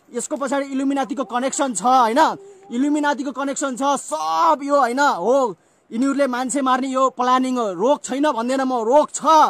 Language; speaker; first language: Nepali; native; Nepali